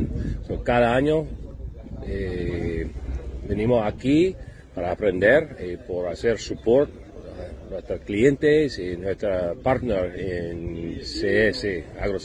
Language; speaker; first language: Spanish; non-native, learner; English